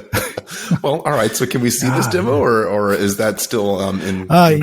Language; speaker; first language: English; native; English